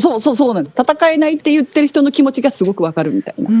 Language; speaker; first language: Japanese; native; Japanese